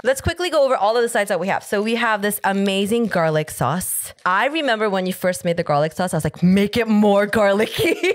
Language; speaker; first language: English; native; English